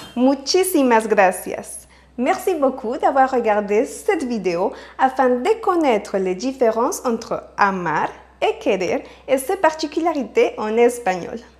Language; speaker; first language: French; non-native, fluent; Spanish